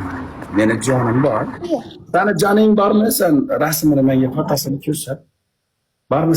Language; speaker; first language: Turkish; non-native, learner; Uzbek